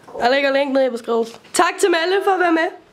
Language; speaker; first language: Danish; native; Danish